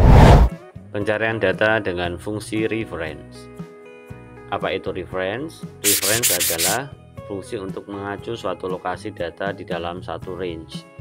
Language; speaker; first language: Indonesian; native; Indonesian